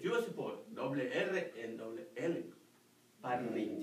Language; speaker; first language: English; non-native, learner; Spanish